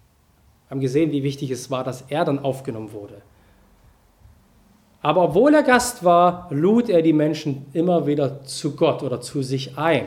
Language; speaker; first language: German; native; German